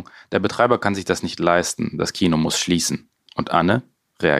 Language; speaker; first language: German; native; German